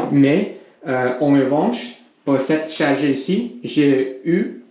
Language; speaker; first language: French; non-native, learner; English